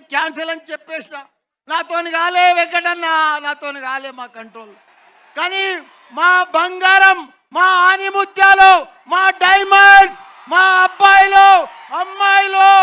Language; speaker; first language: Telugu; native; Telugu